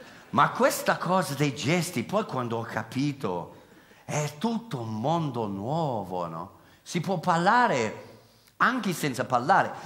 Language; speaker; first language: Italian; non-native, fluent; English